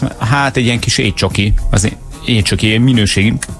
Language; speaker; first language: Hungarian; native; Hungarian